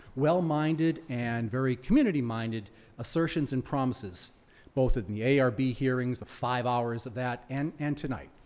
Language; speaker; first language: English; native; English